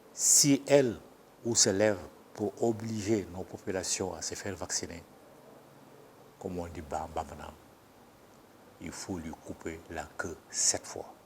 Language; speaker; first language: French; non-native, local second language; Bambara